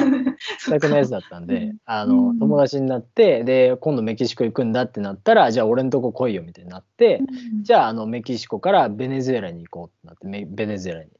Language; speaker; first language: Japanese; native; Japanese